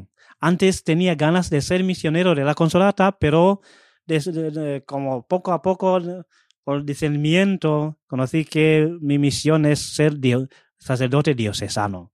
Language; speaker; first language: Spanish; non-native, fluent; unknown